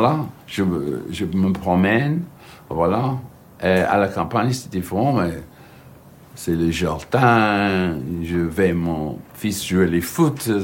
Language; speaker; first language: French; non-native, learner; English